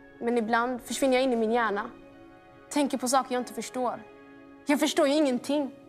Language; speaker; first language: Swedish; early bilingual, other home language; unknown